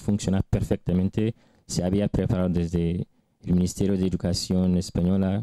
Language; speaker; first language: Spanish; non-native, fluent; Arabic